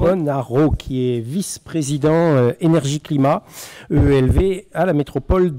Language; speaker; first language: French; native; French